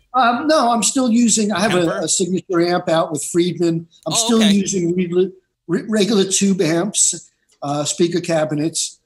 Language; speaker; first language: English; native; English